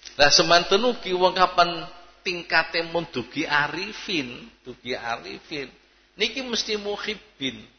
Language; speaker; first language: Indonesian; native; Indonesian